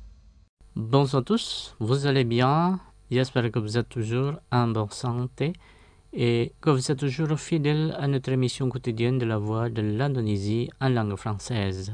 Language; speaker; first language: French; non-native, fluent; Indonesian